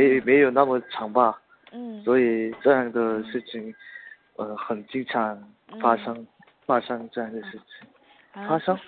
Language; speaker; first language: Chinese; non-native, learner; Korean